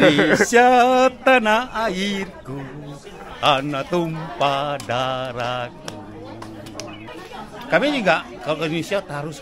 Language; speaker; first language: Indonesian; non-native, local second language; Chinese